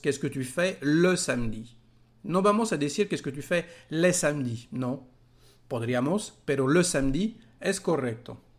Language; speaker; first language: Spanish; non-native, fluent; French